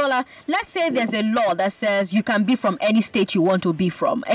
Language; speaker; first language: English; non-native, local second language; Igbo